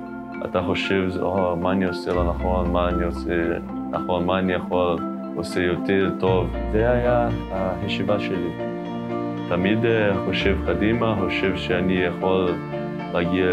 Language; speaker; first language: Hebrew; non-native, learner; Portuguese